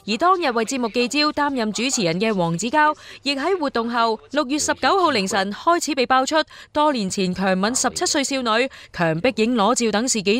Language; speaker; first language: Chinese; native; Chinese